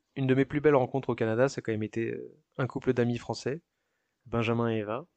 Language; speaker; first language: French; native; French